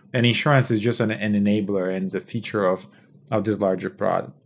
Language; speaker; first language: English; non-native, fluent; Portuguese